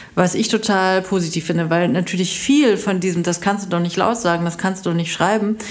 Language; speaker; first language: German; native; German